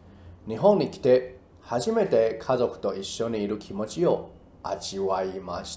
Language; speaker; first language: Japanese; non-native, fluent; Chinese